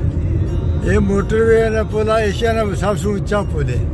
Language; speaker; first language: Hindi; non-native, local second language; Punjabi